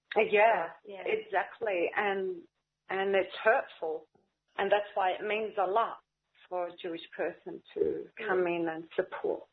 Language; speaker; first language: English; native; English